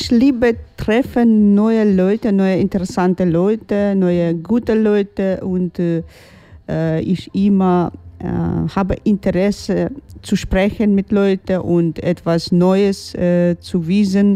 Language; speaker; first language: German; non-native, learner; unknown